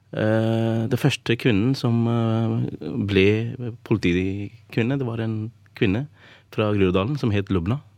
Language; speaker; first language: Norwegian; early bilingual, other home language; Urdu